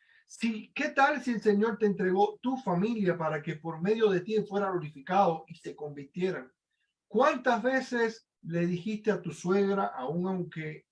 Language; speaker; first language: Spanish; native; Spanish